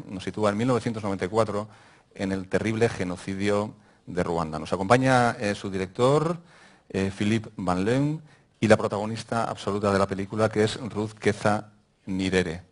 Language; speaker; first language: Spanish; native; Spanish